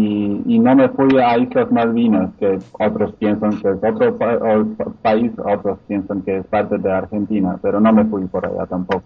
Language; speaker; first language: Spanish; non-native, fluent; Polish